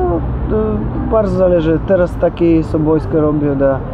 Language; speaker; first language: Polish; non-native, learner; Russian